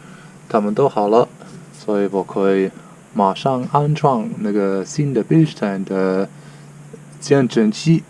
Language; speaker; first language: Chinese; non-native, learner; German